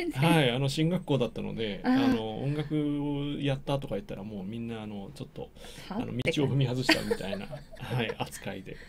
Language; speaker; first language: Japanese; native; Japanese